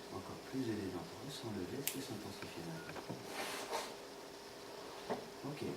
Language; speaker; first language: French; native; French